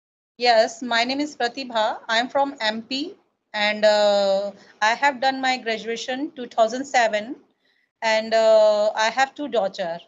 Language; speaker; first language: English; non-native, learner; Hindi